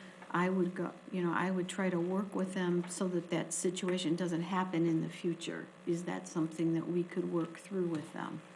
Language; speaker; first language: English; native; English